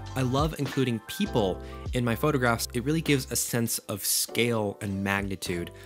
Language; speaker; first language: English; native; English